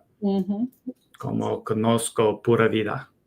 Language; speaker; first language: Spanish; non-native, fluent; English